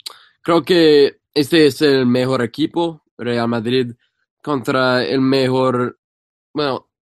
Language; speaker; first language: Spanish; non-native, fluent; English